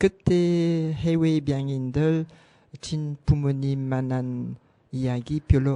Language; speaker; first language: Korean; non-native, learner; French